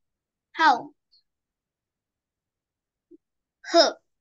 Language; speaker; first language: Chinese; non-native, learner; Indonesian